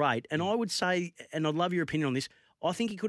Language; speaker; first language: English; native; English